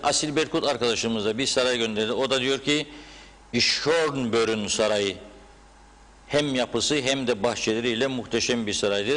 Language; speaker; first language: Turkish; native; Turkish